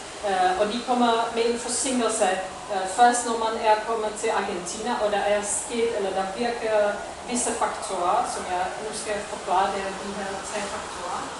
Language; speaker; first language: Danish; non-native, fluent; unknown